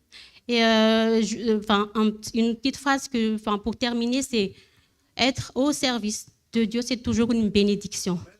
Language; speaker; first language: French; non-native, learner; Malagasy